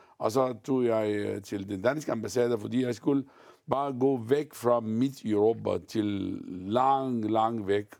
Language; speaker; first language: Danish; non-native, fluent; Arabic